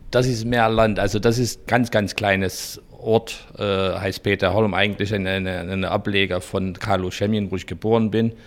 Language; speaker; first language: German; non-native, fluent; Hungarian